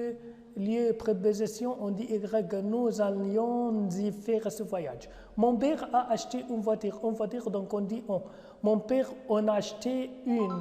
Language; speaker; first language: French; non-native, fluent; Arabic